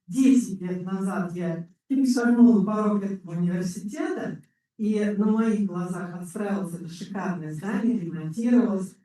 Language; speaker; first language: Russian; native; Russian